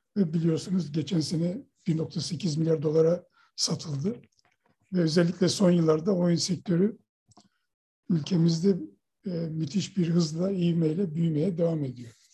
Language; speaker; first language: Turkish; native; Turkish